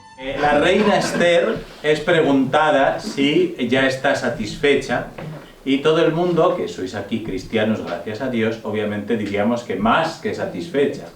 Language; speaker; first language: Spanish; native; Spanish